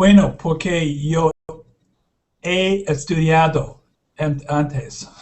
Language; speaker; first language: Spanish; non-native, learner; English